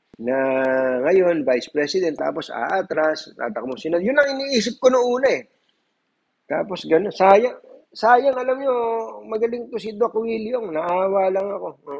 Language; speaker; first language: Filipino; native; Filipino